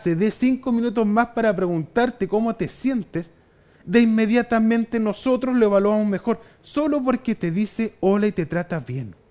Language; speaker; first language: Spanish; native; Spanish